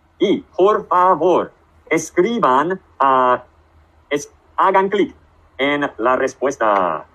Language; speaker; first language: Spanish; non-native, fluent; English